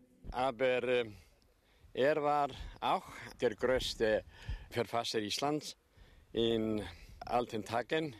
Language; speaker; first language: German; non-native, fluent; Icelandic